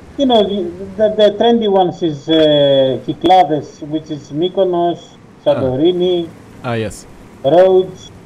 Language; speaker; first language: English; non-native, learner; Greek